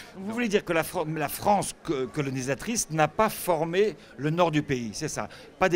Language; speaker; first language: French; native; French